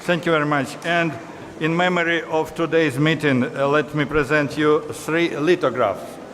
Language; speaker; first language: English; non-native, learner; Ukrainian